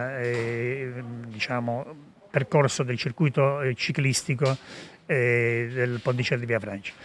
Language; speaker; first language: Italian; native; Italian